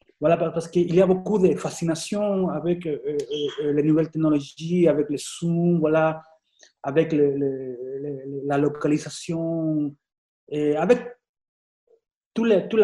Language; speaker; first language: French; non-native, fluent; Spanish